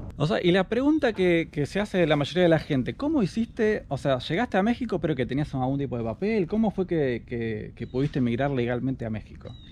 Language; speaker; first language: Spanish; native; Spanish